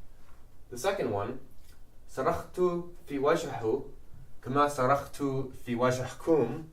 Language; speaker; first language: Arabic; non-native, learner; English